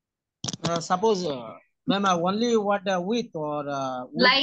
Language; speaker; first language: English; non-native, learner; Bangla